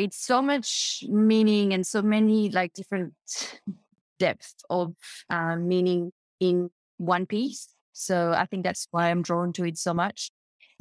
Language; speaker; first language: English; non-native, fluent; French